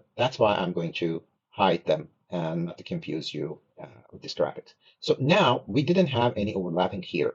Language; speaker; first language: English; non-native, fluent; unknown